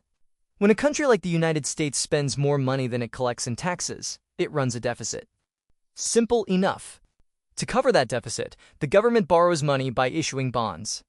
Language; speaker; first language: English; native; English